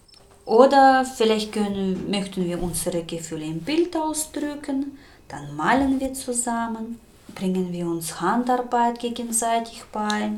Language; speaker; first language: German; non-native, fluent; Russian